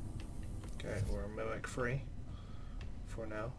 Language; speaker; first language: English; native; English